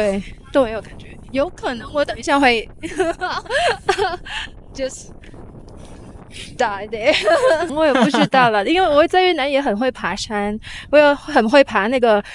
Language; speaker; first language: Chinese; non-native, learner; Vietnamese